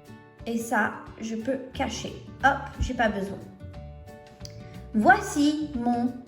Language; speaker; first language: French; non-native, fluent; English